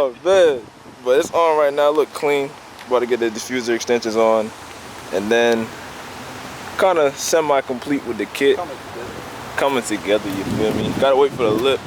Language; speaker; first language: English; native; English